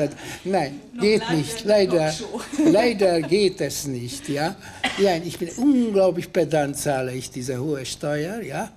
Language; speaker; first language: German; non-native, fluent; Hungarian